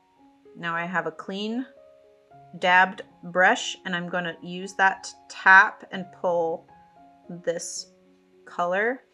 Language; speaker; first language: English; native; English